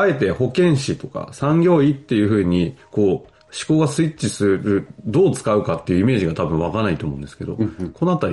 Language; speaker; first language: Japanese; native; Japanese